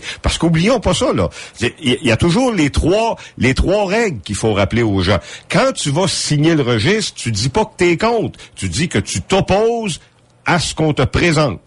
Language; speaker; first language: French; native; French